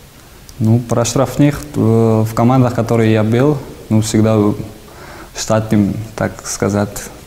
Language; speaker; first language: Russian; non-native, fluent; Georgian